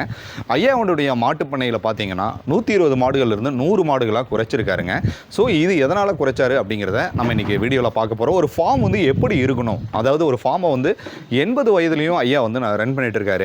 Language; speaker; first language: Tamil; native; Tamil